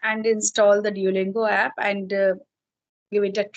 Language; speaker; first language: English; non-native, fluent; Hindi